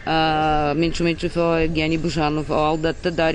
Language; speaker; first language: Norwegian; non-native, fluent; Bulgarian